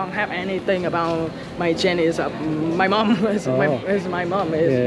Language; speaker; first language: English; non-native, learner; Vietnamese